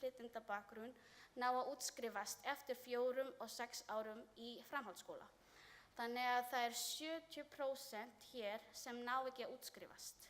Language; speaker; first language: Icelandic; non-native, learner; Filipino